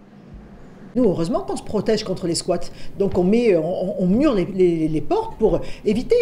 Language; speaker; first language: French; native; French